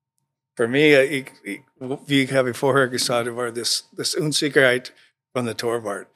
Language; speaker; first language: German; non-native, learner; English